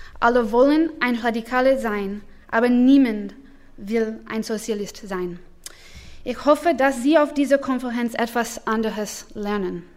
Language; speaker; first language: German; non-native, learner; English